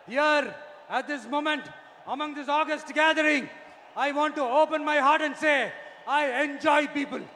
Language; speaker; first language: English; non-native, local second language; Tamil